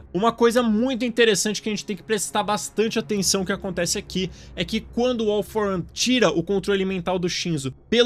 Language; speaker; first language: Portuguese; native; Portuguese